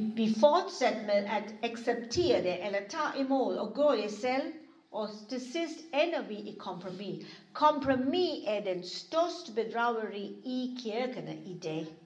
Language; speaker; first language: Danish; non-native, fluent; English